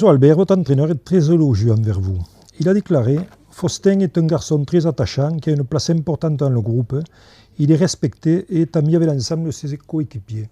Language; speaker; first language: French; native; French